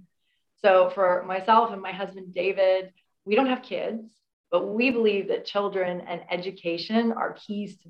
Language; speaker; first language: English; native; English